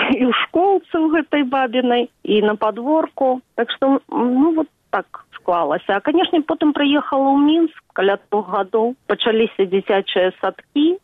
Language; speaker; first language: Belarusian; native; Belarusian